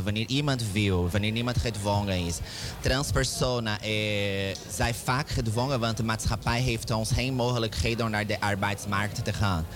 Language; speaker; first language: Dutch; non-native, learner; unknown